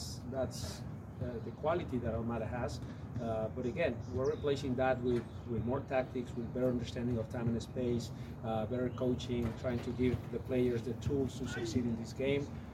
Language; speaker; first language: English; non-native, fluent; Spanish